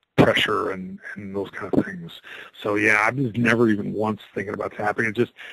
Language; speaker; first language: English; native; English